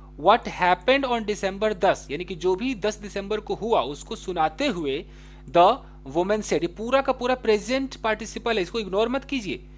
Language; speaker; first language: Hindi; native; Hindi